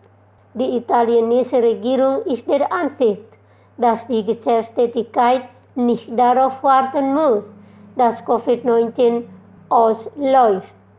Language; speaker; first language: German; non-native, fluent; Indonesian